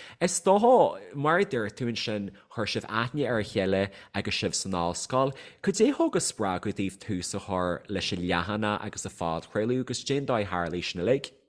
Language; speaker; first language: Irish; native; Irish